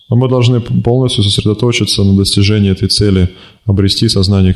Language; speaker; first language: Russian; native; Russian